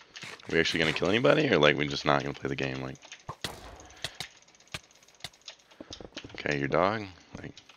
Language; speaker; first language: English; native; English